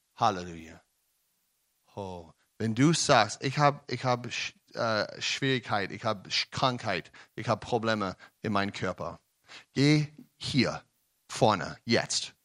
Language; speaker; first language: German; non-native, learner; English